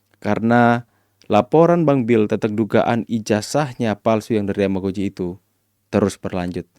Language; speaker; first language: Indonesian; native; Indonesian